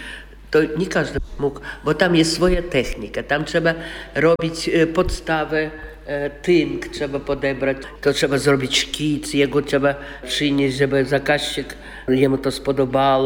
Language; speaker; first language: Polish; non-native, local second language; Russian